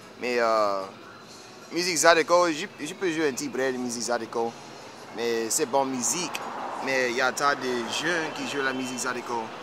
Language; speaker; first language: French; non-native, learner; English